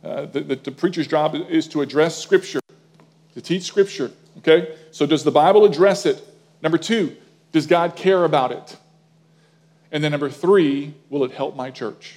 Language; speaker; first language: English; native; English